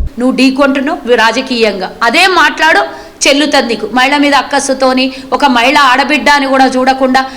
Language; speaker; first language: Telugu; native; Telugu